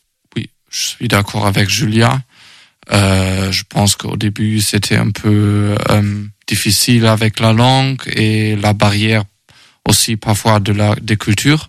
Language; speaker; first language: French; non-native, learner; German